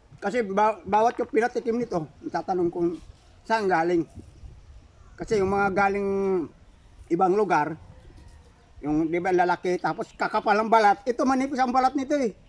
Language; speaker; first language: Filipino; non-native, local second language; Cebuano